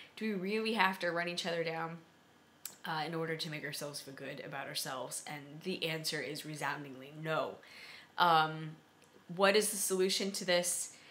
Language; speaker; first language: English; native; English